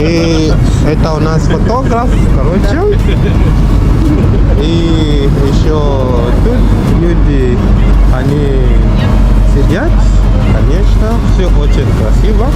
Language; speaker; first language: Russian; non-native, learner; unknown